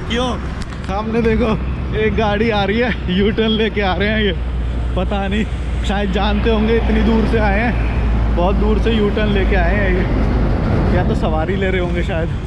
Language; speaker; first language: Hindi; native; Hindi